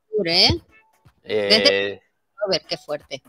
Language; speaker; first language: Spanish; native; Spanish